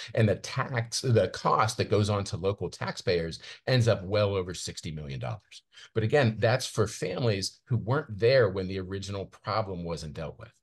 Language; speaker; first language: English; native; English